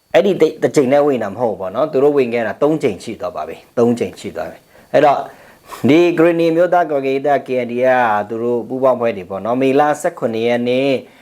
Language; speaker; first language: Burmese; non-native, local second language; Pa'o Karen